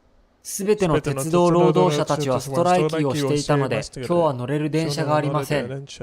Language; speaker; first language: Japanese; non-native, learner; English